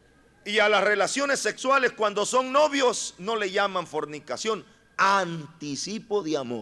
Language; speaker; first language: Spanish; native; Spanish